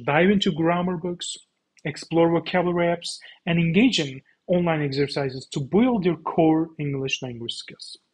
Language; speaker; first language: English; non-native, fluent; Turkish